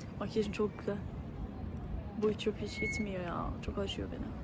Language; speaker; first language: Turkish; non-native, fluent; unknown